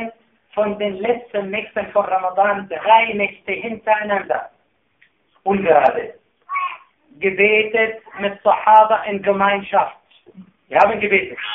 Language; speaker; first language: German; non-native, fluent; Arabic